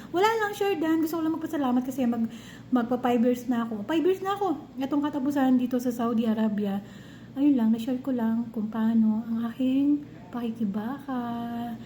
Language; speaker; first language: Filipino; non-native, local second language; Cebuano